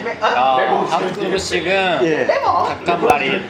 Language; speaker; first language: Korean; non-native, learner; Japanese